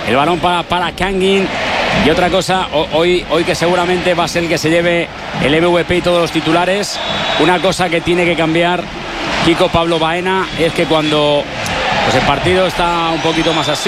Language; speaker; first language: Spanish; native; Spanish